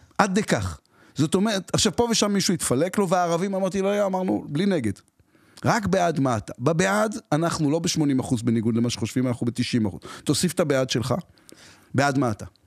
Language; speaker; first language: Hebrew; native; Hebrew